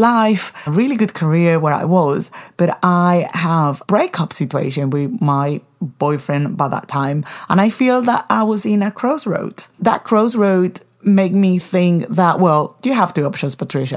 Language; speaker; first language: English; non-native, fluent; Spanish